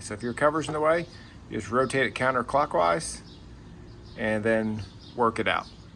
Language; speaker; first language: English; native; English